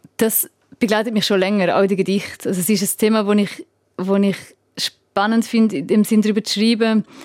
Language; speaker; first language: German; native; German